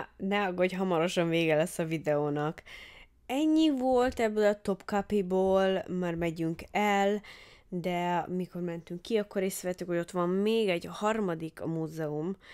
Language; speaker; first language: Hungarian; early bilingual, heritage; Hungarian